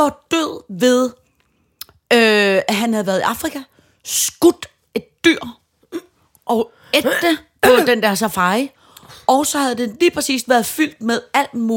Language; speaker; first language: Danish; native; Danish